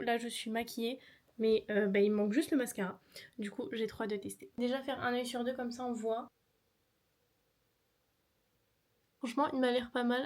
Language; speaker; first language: French; native; French